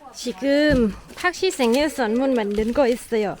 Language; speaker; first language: Korean; non-native, learner; Thai